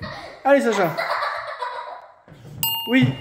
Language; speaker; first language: French; native; French